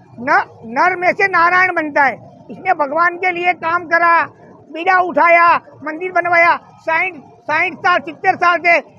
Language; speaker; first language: Hindi; native; Hindi